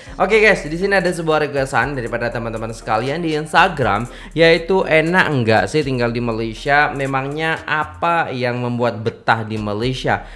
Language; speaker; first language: Indonesian; native; Indonesian